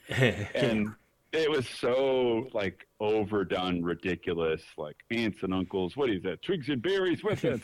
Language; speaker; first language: English; native; English